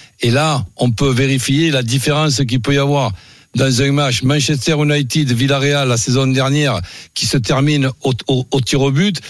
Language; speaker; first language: French; native; French